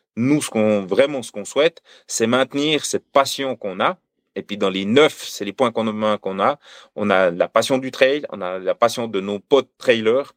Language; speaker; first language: French; native; French